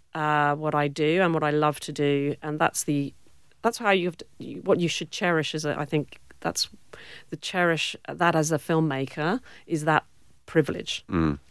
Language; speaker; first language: English; native; English